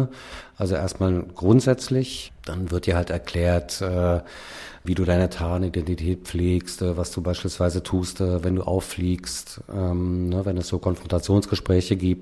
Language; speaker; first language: German; native; German